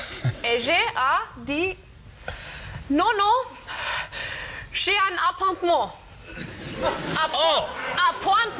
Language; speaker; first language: French; non-native, learner; German